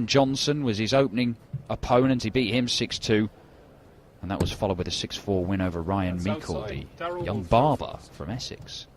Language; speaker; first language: English; native; English